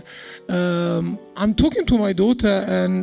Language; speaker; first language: English; non-native, fluent; Serbian